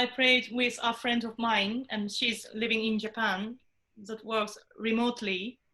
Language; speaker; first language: English; non-native, fluent; Japanese